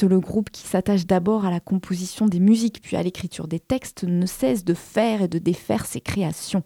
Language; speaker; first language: French; native; French